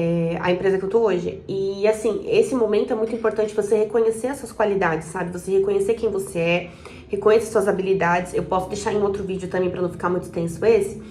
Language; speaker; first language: Portuguese; native; Portuguese